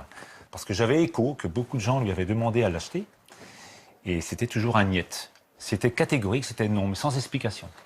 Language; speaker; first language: French; native; French